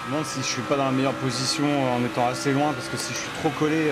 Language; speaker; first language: French; native; French